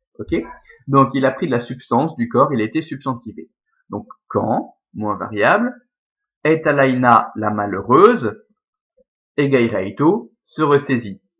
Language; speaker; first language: French; native; French